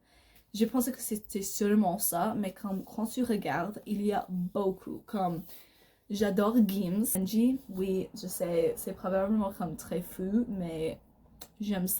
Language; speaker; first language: French; non-native, learner; English